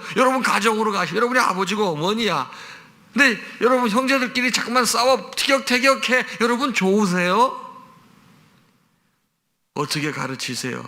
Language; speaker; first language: Korean; native; Korean